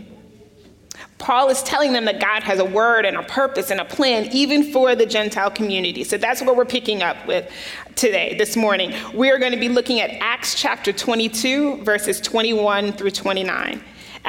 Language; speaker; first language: English; native; English